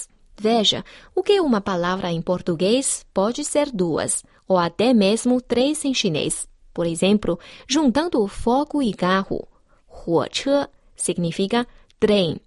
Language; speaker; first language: Portuguese; non-native, fluent; Chinese